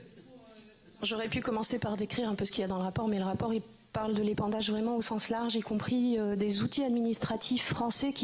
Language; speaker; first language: French; native; French